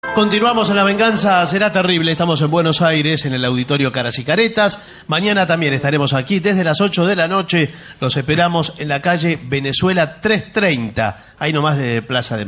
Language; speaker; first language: Spanish; native; Spanish